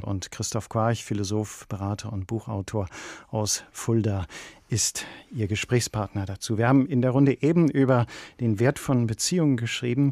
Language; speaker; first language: German; native; German